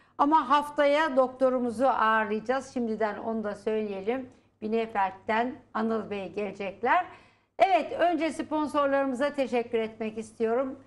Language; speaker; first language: Turkish; native; Turkish